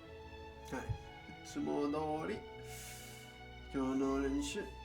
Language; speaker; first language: Japanese; non-native, learner; English